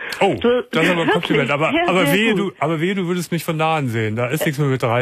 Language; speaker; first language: German; native; German